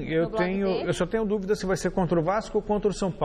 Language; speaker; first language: Portuguese; native; Portuguese